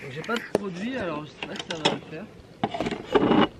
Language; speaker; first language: French; native; French